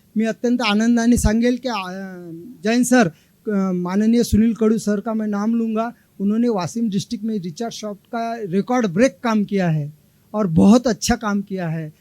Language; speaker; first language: Hindi; non-native, local second language; Marathi